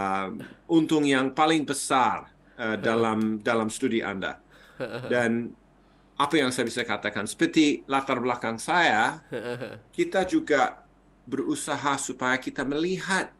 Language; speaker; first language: Indonesian; non-native, fluent; English